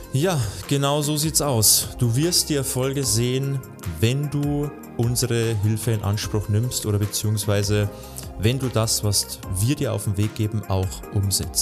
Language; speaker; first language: German; native; German